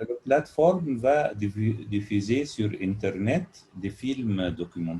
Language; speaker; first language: French; non-native, learner; Arabic